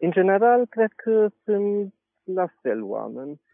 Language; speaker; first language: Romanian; non-native, learner; German